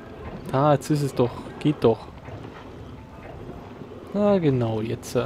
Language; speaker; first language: German; native; German